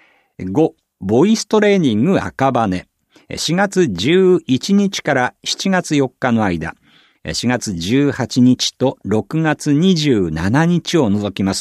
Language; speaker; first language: Japanese; native; Japanese